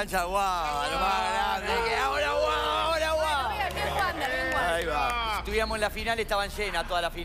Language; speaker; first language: Spanish; native; Spanish